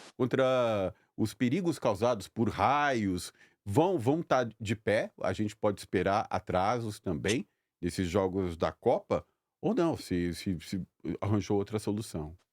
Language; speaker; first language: Portuguese; native; Portuguese